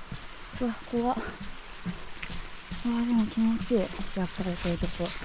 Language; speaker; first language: Japanese; native; Japanese